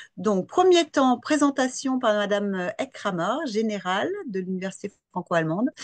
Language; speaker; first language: French; native; French